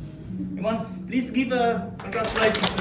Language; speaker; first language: English; non-native, learner; Vietnamese